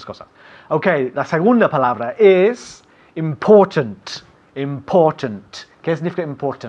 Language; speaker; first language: Spanish; non-native, fluent; English